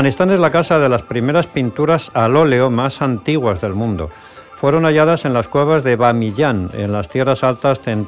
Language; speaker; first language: Spanish; native; Spanish